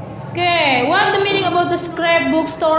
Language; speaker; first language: English; non-native, learner; Indonesian